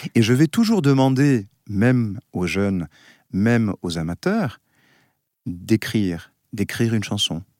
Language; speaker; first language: French; native; French